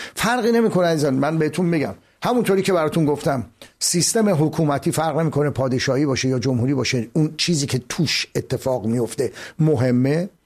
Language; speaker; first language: Persian; native; Persian